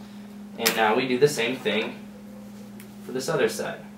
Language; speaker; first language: English; native; English